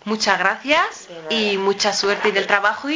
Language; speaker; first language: Spanish; native; Spanish